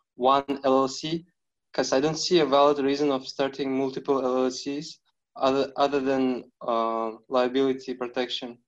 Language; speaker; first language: English; non-native, fluent; Kazakh